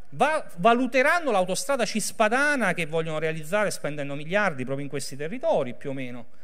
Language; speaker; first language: Italian; native; Italian